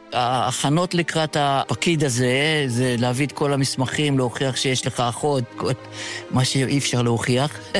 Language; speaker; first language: Hebrew; early bilingual, other home language; Yiddish